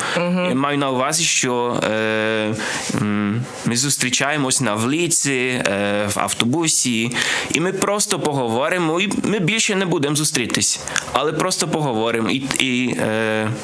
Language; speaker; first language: Ukrainian; non-native, learner; Polish